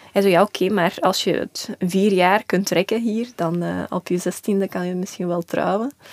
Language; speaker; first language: Dutch; early bilingual, other home language; Russian